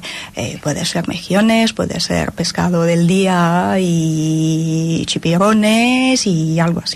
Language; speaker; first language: Spanish; non-native, fluent; Italian